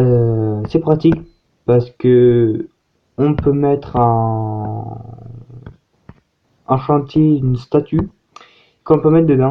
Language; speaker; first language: French; native; French